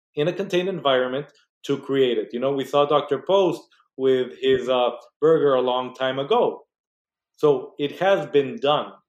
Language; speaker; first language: English; non-native, fluent; Spanish